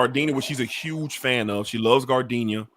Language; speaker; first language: English; native; English